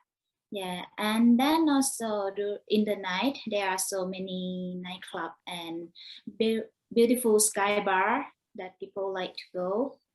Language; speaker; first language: English; non-native, learner; Thai